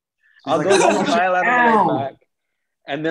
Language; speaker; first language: English; native; English